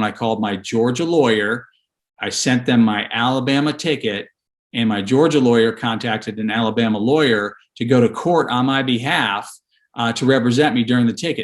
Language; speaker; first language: English; native; English